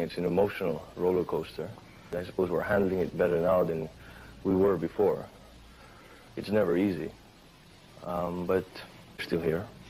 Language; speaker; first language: English; non-native, fluent; Filipino